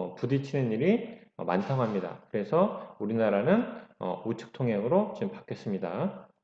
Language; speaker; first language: Korean; native; Korean